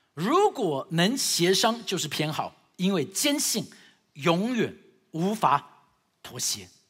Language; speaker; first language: Chinese; early bilingual, heritage; Chinese